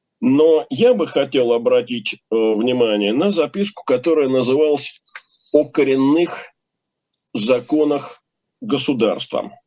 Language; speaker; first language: Russian; native; Russian